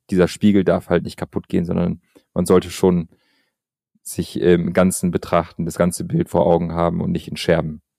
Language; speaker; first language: German; early bilingual, other home language; Albanian